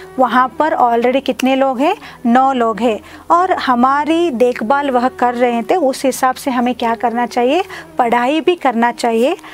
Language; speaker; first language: Hindi; non-native, local second language; Kannada